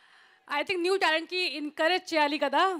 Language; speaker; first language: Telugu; non-native, learner; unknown